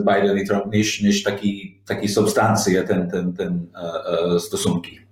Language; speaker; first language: Polish; non-native, learner; English